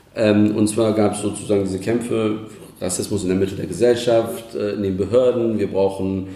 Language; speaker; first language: German; early bilingual, other home language; Turkish